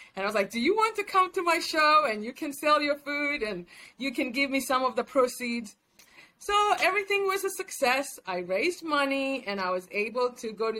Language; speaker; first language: English; non-native, local second language; Swahili